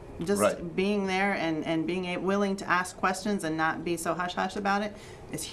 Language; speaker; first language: English; native; English